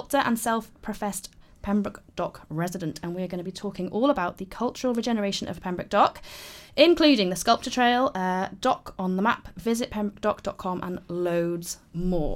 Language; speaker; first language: English; native; English